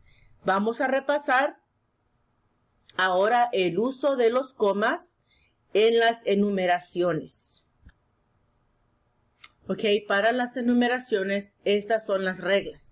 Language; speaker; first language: Spanish; early bilingual, heritage; Spanish